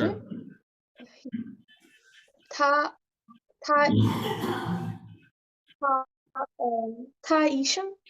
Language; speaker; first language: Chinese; non-native, learner; Urdu